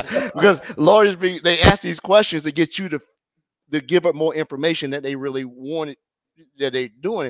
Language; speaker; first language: English; native; English